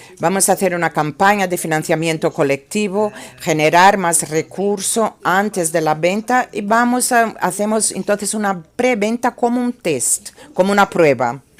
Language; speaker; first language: Spanish; non-native, fluent; Portuguese